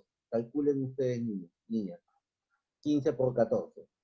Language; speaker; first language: Spanish; native; Spanish